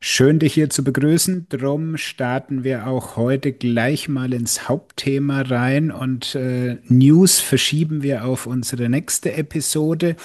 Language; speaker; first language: German; native; German